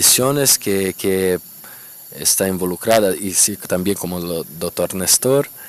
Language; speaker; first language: Spanish; non-native, fluent; Portuguese